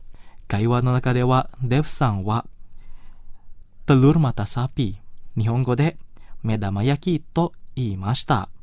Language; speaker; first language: Japanese; non-native, fluent; Indonesian